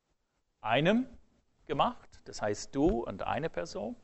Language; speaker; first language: German; non-native, fluent; English